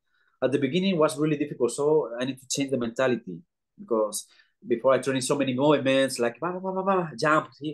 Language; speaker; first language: English; non-native, learner; Spanish